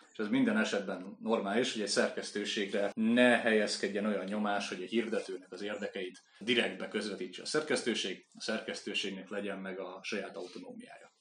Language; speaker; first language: Hungarian; native; Hungarian